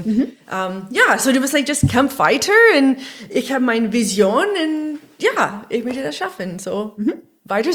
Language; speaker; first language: German; non-native, learner; English